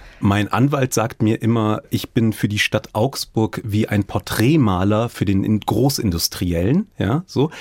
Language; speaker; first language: German; early bilingual, other home language; English